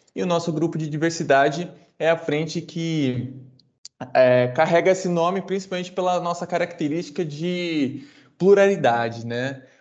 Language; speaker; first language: English; non-native, fluent; Portuguese